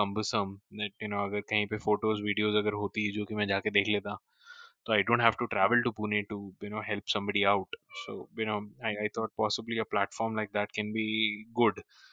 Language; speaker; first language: English; non-native, local second language; Hindi